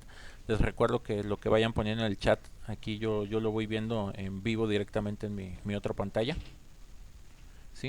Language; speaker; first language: Spanish; native; Spanish